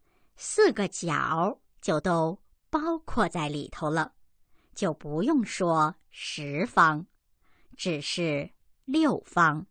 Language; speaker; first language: Chinese; native; Chinese